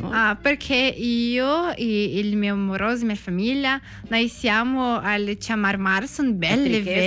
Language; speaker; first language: Italian; non-native, learner; Portuguese